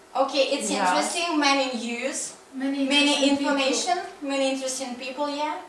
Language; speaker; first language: English; non-native, fluent; Russian